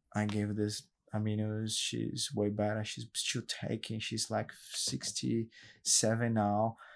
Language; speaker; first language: English; non-native, learner; Portuguese